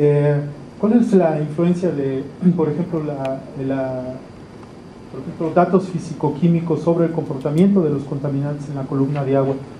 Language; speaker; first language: Spanish; native; Spanish